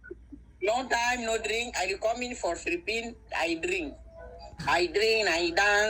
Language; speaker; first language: English; non-native, learner; Fang